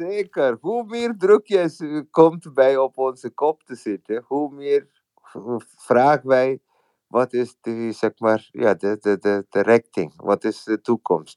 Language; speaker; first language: Dutch; non-native, fluent; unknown